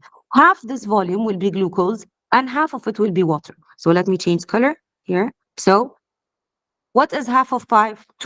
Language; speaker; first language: English; non-native, fluent; Arabic